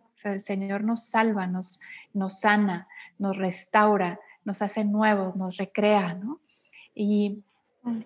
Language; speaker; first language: Spanish; native; Spanish